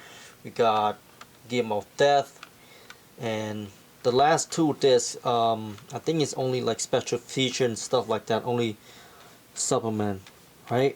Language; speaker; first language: English; non-native, fluent; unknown